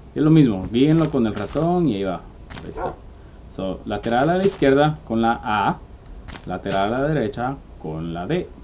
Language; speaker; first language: Spanish; early bilingual, heritage; English